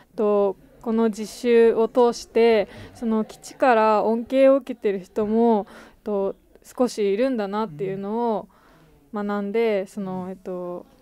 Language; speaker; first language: Japanese; native; Japanese